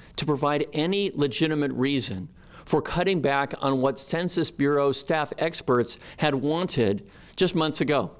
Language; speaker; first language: English; native; English